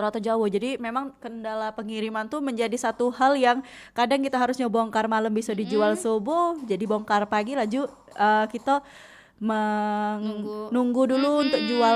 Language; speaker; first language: Indonesian; native; Indonesian